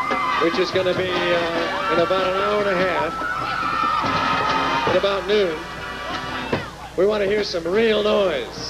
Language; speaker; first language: English; native; English